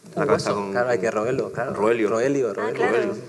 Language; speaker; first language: Spanish; native; Spanish